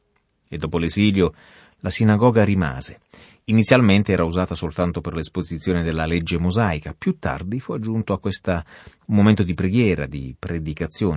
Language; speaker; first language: Italian; native; Italian